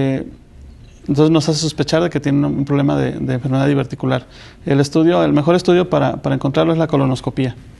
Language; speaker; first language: Spanish; native; Spanish